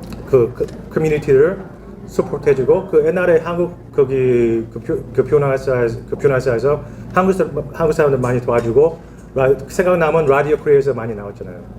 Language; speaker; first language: Korean; early bilingual, heritage; Korean